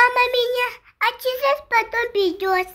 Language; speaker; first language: Russian; early bilingual, heritage; Russian